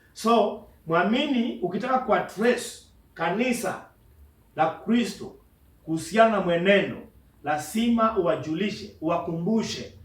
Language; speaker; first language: Swahili; non-native, local second language; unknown